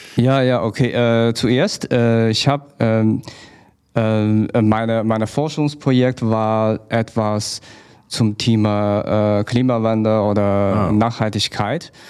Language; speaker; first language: German; non-native, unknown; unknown